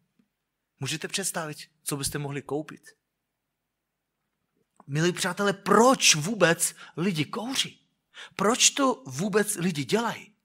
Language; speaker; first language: Czech; non-native, fluent; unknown